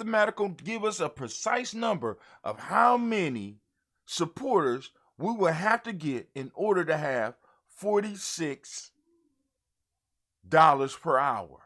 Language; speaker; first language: English; native; English